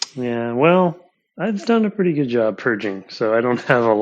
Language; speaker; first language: English; native; English